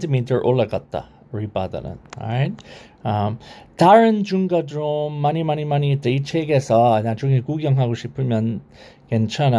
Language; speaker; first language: Korean; non-native, learner; English